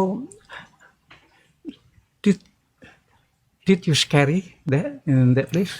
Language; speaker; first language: English; non-native, learner; Indonesian